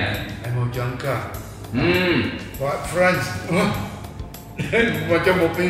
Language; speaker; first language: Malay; non-native, local second language; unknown